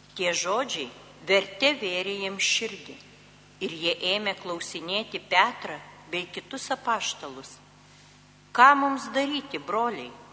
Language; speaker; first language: Lithuanian; native; Lithuanian